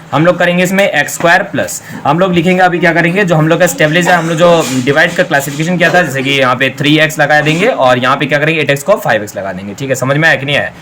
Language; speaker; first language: Hindi; non-native, local second language; Bangla